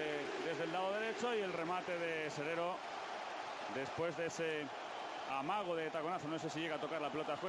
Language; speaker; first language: Spanish; native; Spanish